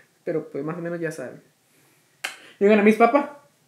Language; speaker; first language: Spanish; native; Spanish